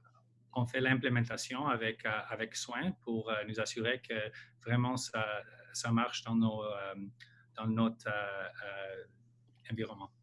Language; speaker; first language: French; non-native, local second language; English